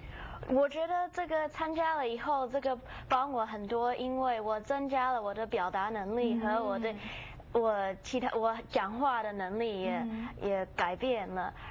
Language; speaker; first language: Chinese; early bilingual, heritage; Chinese